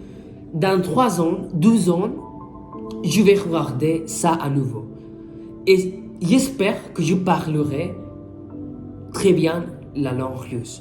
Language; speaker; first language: French; non-native, fluent; Spanish